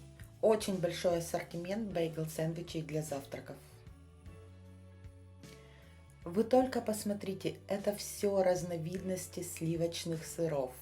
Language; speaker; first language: Russian; native; Russian